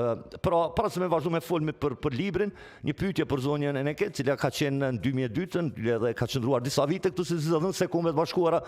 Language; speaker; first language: Albanian; native; Albanian